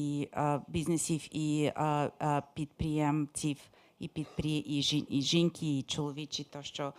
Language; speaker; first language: Ukrainian; non-native, fluent; English